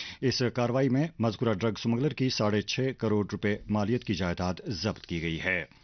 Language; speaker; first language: Urdu; non-native, local second language; Kashmiri